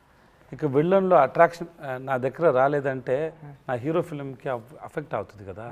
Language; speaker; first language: Telugu; non-native, learner; Tamil